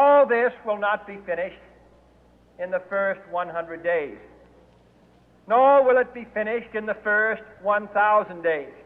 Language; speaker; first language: English; native; English